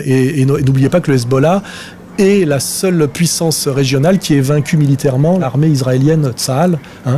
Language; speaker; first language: French; native; French